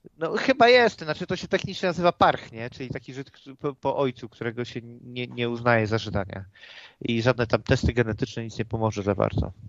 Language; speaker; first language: Polish; native; Polish